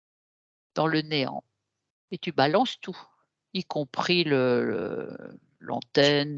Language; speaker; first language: French; native; French